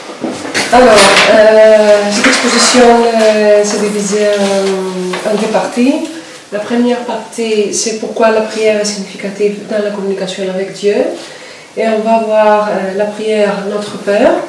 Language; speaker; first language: French; non-native, fluent; Greek